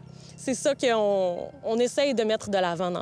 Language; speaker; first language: French; native; French